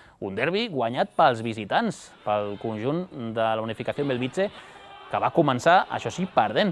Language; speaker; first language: Catalan; native; Catalan